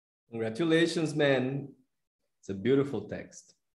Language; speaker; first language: English; non-native, fluent; Portuguese